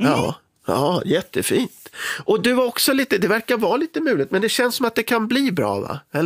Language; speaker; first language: Swedish; native; Swedish